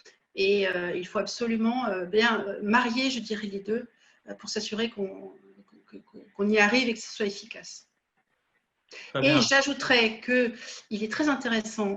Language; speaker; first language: French; native; French